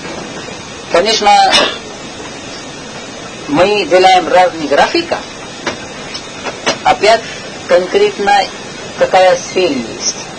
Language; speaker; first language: Russian; non-native, learner; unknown